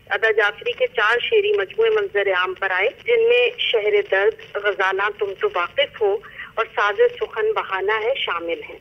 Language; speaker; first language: Urdu; native; Urdu